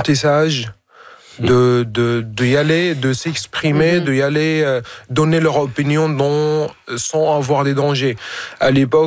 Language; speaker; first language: French; non-native, fluent; Arabic